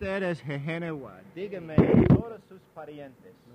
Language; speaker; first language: Spanish; non-native, learner; English